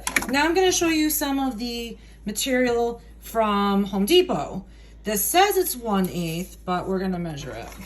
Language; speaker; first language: English; native; English